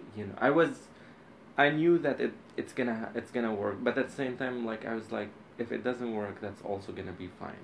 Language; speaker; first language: English; non-native, fluent; Arabic